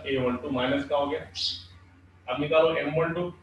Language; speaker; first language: Hindi; non-native, local second language; Marathi